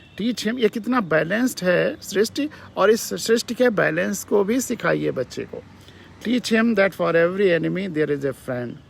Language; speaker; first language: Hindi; native; Hindi